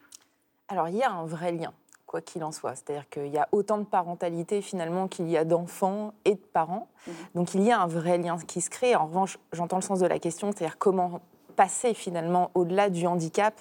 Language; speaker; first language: French; native; French